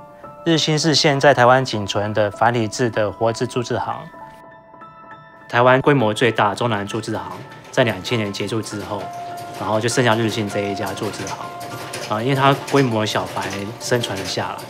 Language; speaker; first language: Chinese; native; Chinese